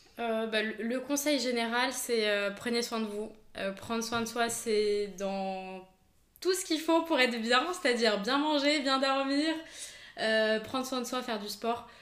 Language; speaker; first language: French; native; French